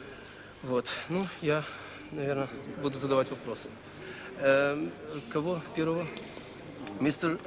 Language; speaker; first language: Russian; native; Russian